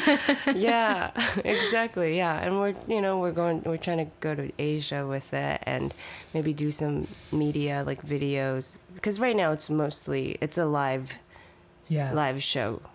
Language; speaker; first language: English; early bilingual, other home language; Chinese